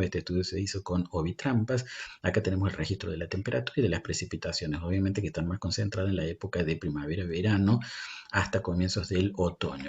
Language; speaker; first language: Spanish; native; Spanish